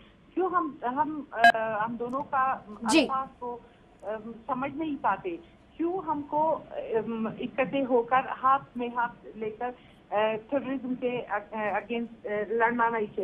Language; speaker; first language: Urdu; non-native, fluent; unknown